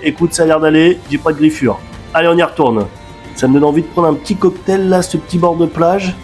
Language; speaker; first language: French; native; French